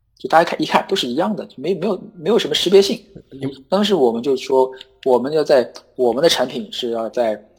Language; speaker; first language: Chinese; native; Chinese